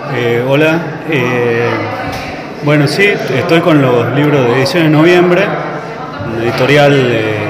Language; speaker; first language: Spanish; native; Spanish